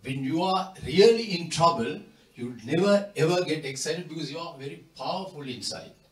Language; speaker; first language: English; non-native, local second language; Sinhala